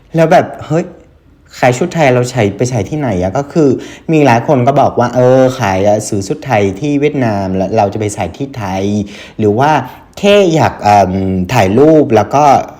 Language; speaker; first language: Thai; non-native, fluent; Vietnamese